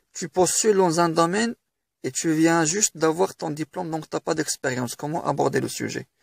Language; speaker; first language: French; non-native, local second language; Arabic